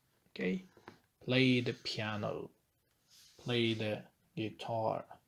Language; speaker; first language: English; non-native, fluent; Azerbaijani